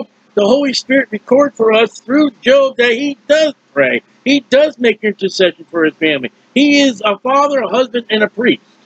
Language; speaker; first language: English; native; English